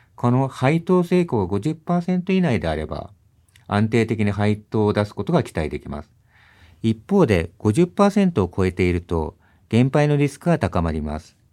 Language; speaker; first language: Japanese; native; Japanese